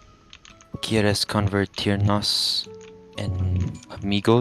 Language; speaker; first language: Spanish; non-native, learner; English